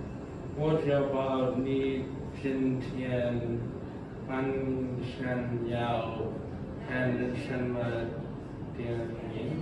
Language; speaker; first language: Chinese; non-native, learner; English